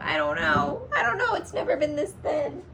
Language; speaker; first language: English; native; English